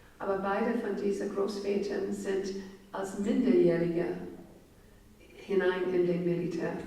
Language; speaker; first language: German; non-native, fluent; English